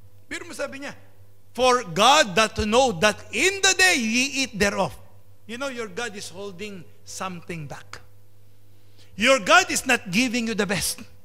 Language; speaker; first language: English; non-native, local second language; Filipino